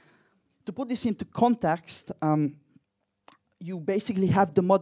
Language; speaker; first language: English; non-native, fluent; Hungarian